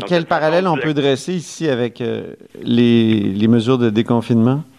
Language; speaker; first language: French; native; French